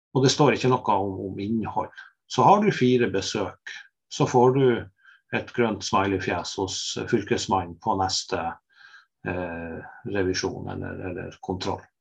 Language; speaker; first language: Norwegian; native; Norwegian